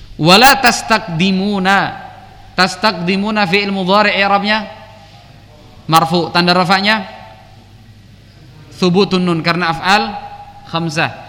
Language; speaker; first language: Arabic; non-native, local second language; Indonesian